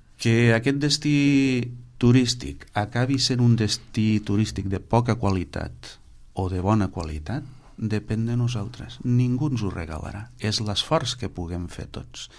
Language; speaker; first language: Catalan; native; Catalan